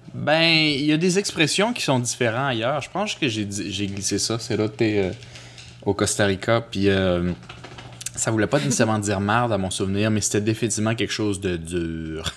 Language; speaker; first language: French; early bilingual, other home language; Spanish